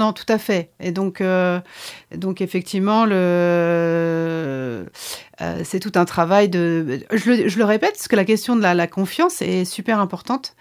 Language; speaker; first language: French; native; French